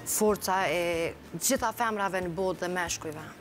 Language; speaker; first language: Albanian; native; Albanian